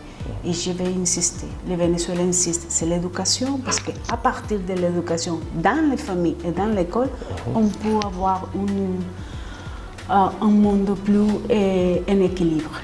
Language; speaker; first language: French; non-native, fluent; Spanish